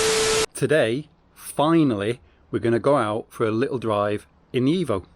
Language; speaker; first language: English; native; English